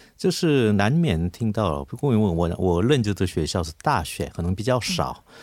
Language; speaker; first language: Chinese; non-native, fluent; Korean